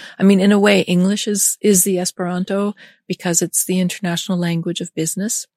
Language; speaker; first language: English; early bilingual, other home language; German